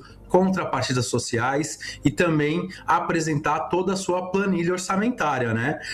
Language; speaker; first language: Portuguese; native; Portuguese